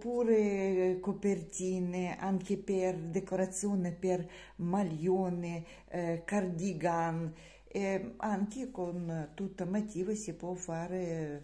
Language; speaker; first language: Italian; non-native, learner; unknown